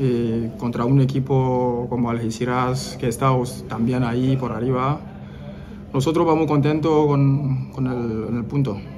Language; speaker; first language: Spanish; non-native, fluent; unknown